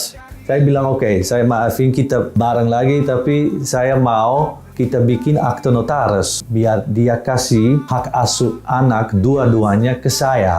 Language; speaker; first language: Indonesian; non-native, fluent; Dutch